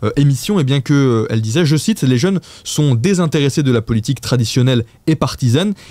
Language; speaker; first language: French; native; French